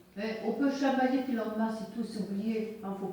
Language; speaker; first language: French; native; French